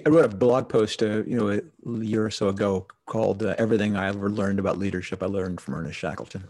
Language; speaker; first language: English; native; English